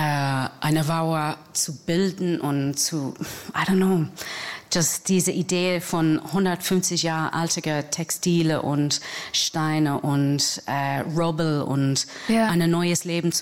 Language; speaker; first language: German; non-native, fluent; English